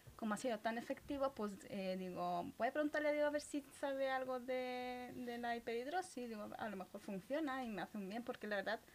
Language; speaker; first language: Spanish; early bilingual, other home language; Romanian